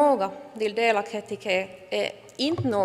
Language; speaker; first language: Swedish; non-native, local second language; Finnish